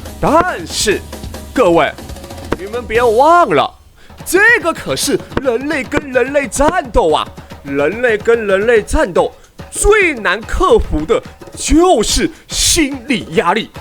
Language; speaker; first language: Chinese; native; Chinese